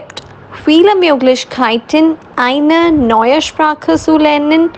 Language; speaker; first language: German; non-native, learner; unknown